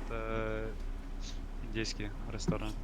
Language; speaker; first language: Russian; non-native, learner; English